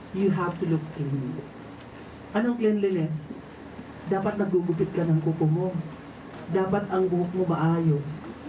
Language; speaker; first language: Filipino; non-native, local second language; Waray